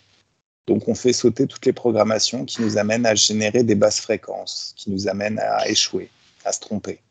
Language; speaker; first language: French; native; French